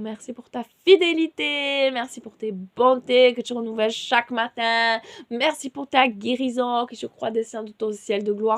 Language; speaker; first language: French; native; French